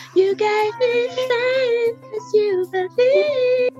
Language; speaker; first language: English; native; English